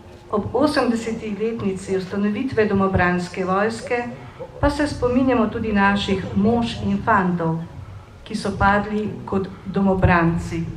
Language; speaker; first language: Slovenian; native; Slovenian